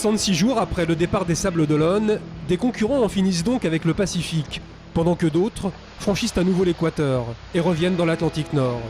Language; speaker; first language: French; native; French